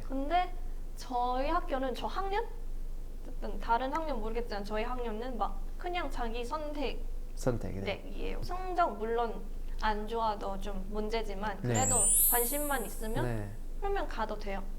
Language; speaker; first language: Korean; non-native, fluent; Malay